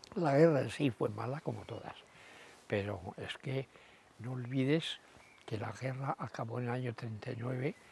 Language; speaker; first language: Spanish; native; Spanish